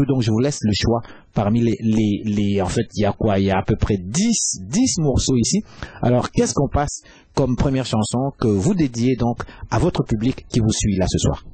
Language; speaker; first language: French; native; French